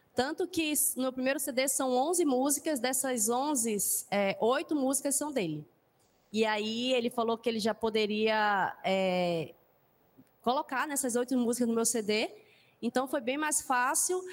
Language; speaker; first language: Portuguese; native; Portuguese